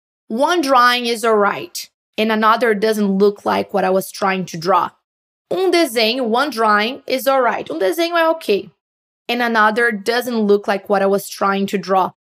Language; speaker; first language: English; non-native, fluent; Portuguese